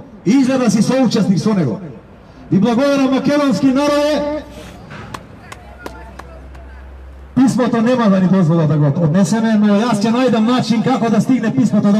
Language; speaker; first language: Macedonian; native; Macedonian